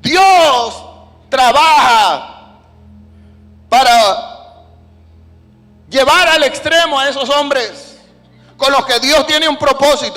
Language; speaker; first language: Spanish; native; Spanish